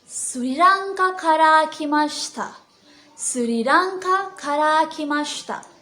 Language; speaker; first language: Japanese; non-native, learner; Sinhala